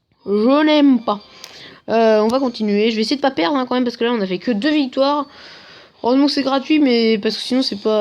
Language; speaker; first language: French; native; French